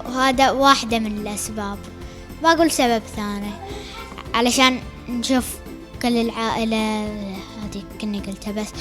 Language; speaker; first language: Arabic; native; Arabic